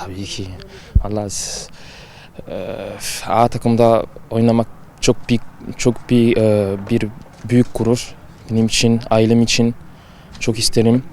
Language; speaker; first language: Turkish; early bilingual, heritage; Turkish